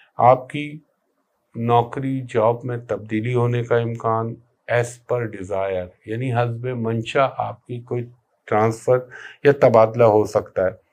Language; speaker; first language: Urdu; native; Urdu